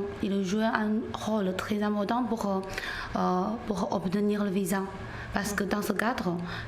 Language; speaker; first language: French; non-native, learner; Chinese